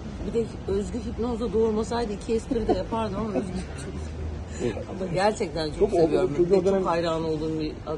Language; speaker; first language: Turkish; native; Turkish